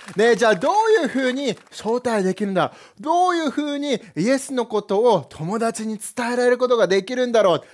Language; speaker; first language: Japanese; early bilingual, heritage; Japanese